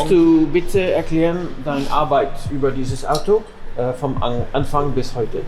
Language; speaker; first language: German; non-native, learner; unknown